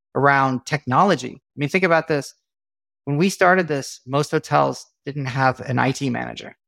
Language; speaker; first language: English; native; English